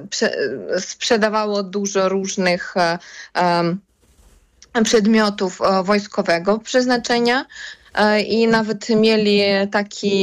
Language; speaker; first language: Polish; non-native, fluent; Ukrainian